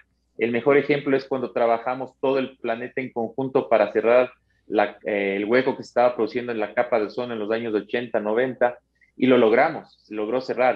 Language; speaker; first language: Spanish; native; Spanish